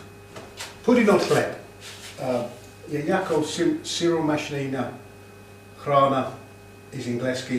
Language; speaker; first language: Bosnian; non-native, learner; English